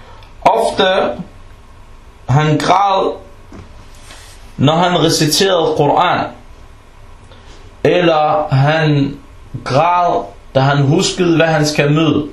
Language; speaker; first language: Danish; non-native, fluent; Arabic